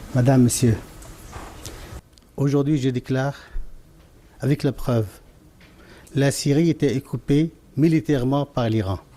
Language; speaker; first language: French; non-native, fluent; Arabic